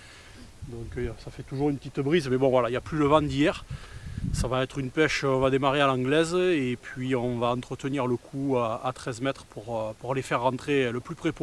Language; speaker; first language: French; native; French